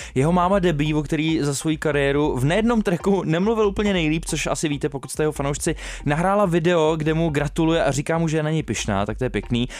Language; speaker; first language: Czech; native; Czech